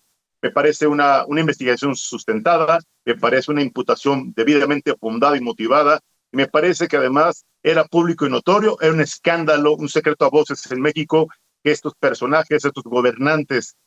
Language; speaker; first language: Spanish; native; Spanish